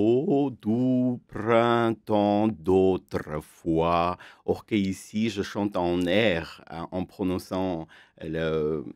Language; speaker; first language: French; non-native, fluent; Armenian